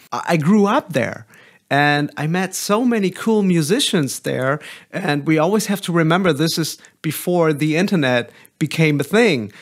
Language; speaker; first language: English; non-native, fluent; German